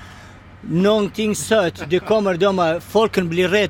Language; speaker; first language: Swedish; non-native, learner; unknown